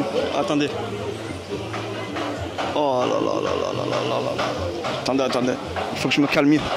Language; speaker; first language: French; native; French